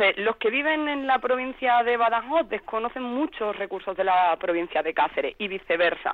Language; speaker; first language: Spanish; native; Spanish